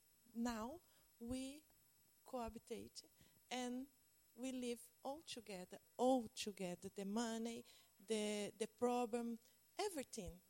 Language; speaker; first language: English; non-native, learner; Portuguese